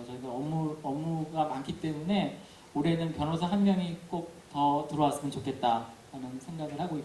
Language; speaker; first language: Korean; native; Korean